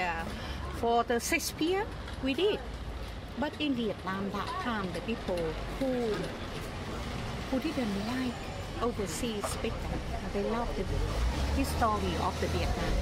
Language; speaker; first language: English; non-native, learner; Vietnamese